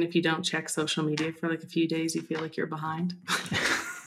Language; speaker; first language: English; native; English